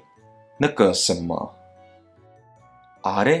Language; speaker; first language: Chinese; non-native, fluent; Japanese